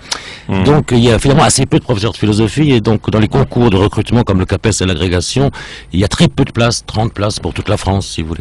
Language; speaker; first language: French; native; French